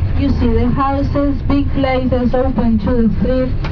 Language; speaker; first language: English; non-native, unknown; Spanish